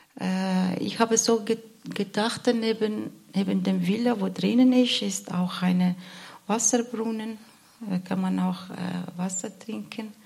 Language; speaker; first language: German; non-native, learner; Arabic